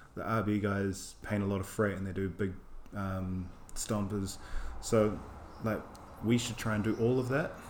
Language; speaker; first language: English; native; English